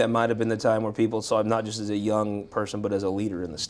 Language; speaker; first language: English; native; English